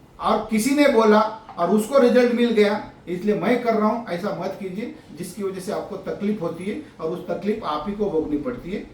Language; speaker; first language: Hindi; non-native, local second language; Marathi